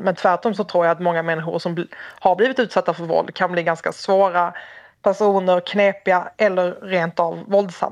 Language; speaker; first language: Swedish; native; Swedish